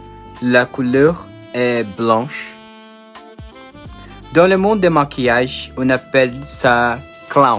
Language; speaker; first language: French; non-native, learner; Portuguese